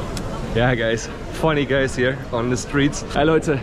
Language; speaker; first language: English; non-native, fluent; German